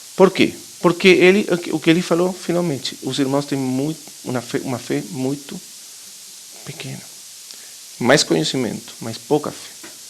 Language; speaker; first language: Portuguese; native; Portuguese